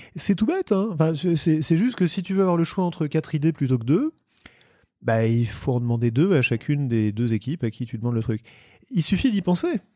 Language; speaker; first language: French; native; French